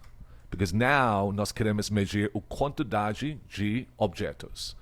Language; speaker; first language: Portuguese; non-native, fluent; English